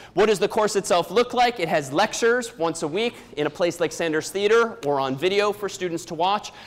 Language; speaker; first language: English; native; English